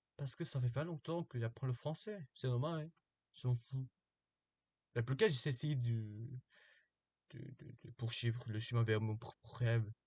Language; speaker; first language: French; non-native, learner; Korean